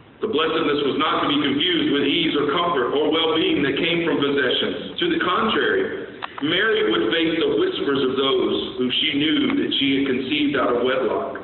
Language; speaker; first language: English; native; English